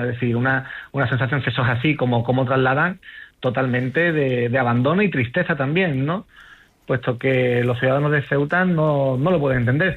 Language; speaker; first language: Spanish; native; Spanish